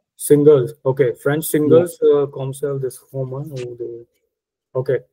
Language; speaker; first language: French; non-native, learner; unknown